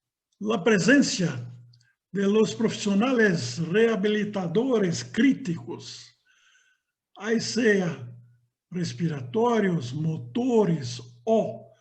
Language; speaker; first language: Spanish; non-native, fluent; Portuguese